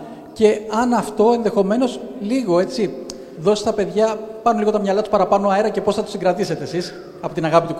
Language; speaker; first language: Greek; native; Greek